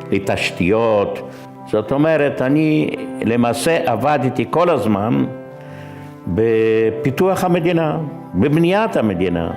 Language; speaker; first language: Hebrew; non-native, fluent; Yiddish